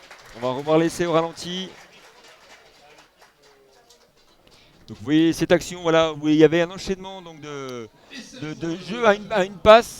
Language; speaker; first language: French; native; French